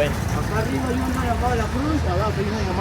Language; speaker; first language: Spanish; native; Spanish